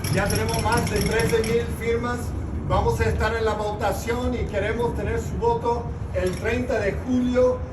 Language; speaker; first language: Spanish; early bilingual, other home language; English